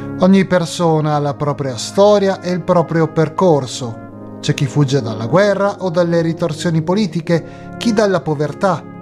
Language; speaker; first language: Italian; native; Italian